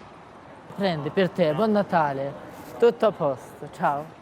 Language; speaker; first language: Italian; non-native, learner; Russian